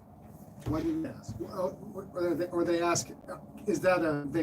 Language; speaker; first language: English; native; English